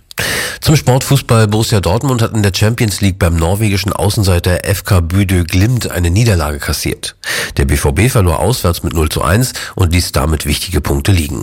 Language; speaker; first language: German; native; German